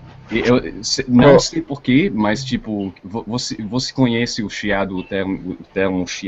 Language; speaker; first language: Portuguese; non-native, fluent; English